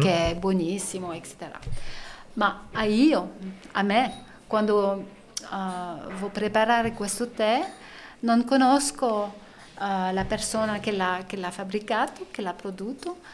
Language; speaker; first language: Italian; non-native, learner; French